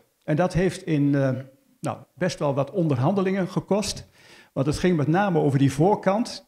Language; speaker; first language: Dutch; native; Dutch